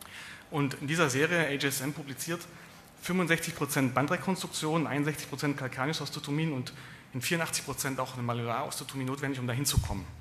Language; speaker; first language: German; native; German